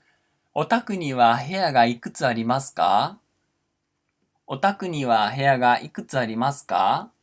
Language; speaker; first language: Japanese; non-native, fluent; Portuguese